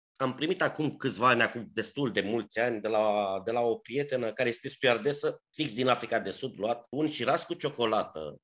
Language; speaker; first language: Romanian; native; Romanian